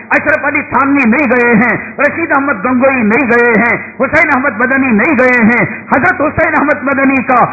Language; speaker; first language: Urdu; native; Urdu